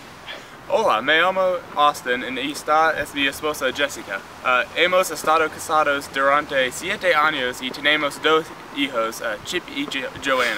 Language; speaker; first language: Spanish; non-native, learner; English